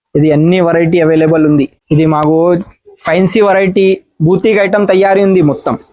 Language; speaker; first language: Telugu; non-native, learner; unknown